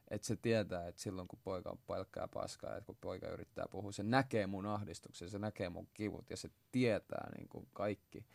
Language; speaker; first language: Finnish; early bilingual, other home language; Swahili